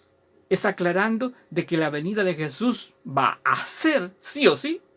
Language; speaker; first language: Spanish; native; Spanish